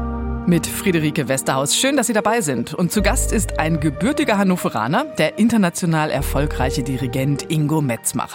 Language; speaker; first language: German; native; German